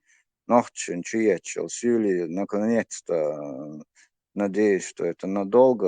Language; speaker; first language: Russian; non-native, local second language; Chechen